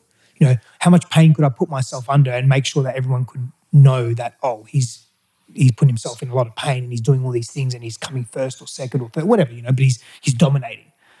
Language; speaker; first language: English; early bilingual, other home language; Greek